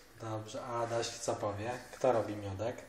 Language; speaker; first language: Polish; native; Polish